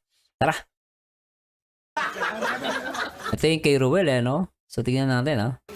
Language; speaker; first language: Filipino; native; Filipino